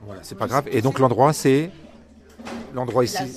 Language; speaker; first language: French; native; French